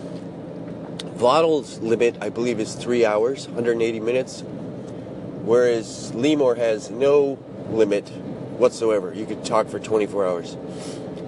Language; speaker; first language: English; native; English